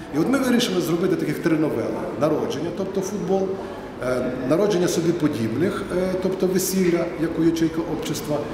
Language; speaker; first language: Ukrainian; native; Ukrainian